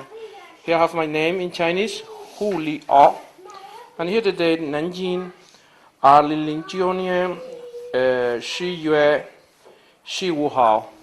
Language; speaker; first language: English; non-native, learner; Spanish